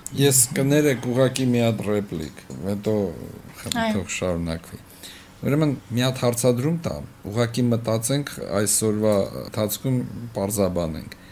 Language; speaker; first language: Armenian; native; Armenian